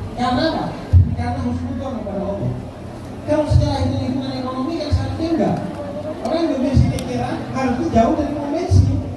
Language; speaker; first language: Indonesian; non-native, local second language; Madurese